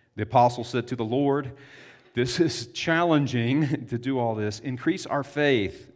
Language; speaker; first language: English; native; English